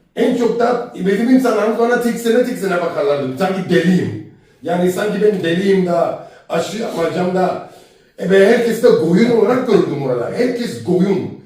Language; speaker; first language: Turkish; native; Turkish